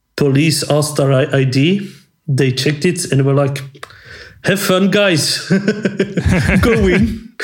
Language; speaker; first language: English; non-native, fluent; Dutch